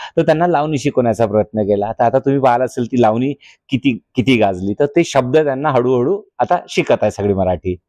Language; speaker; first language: Marathi; native; Marathi